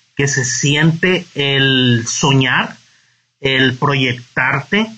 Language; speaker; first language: Spanish; native; Spanish